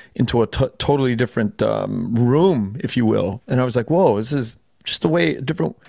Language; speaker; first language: English; native; English